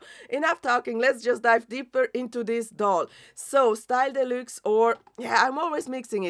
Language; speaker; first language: English; non-native, fluent; German